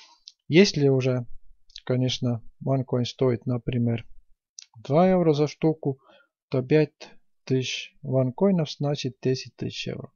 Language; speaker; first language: Russian; non-native, fluent; Estonian